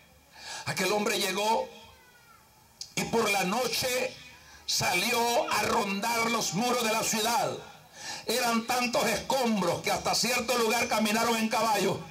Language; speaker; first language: Spanish; native; Spanish